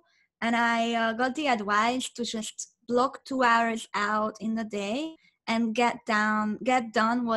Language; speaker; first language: English; non-native, fluent; Hungarian